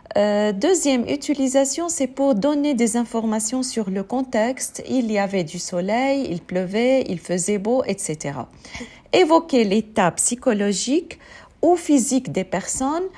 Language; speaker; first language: French; non-native, fluent; Arabic